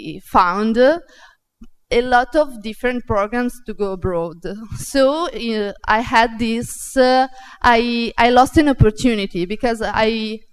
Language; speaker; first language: English; non-native, fluent; Italian